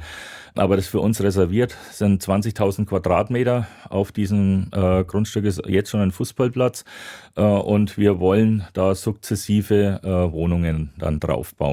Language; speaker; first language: German; native; German